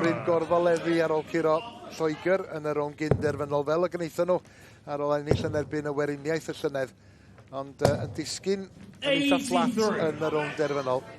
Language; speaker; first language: Welsh; native; Welsh